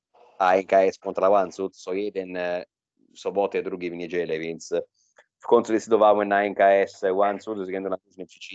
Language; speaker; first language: Polish; non-native, fluent; Italian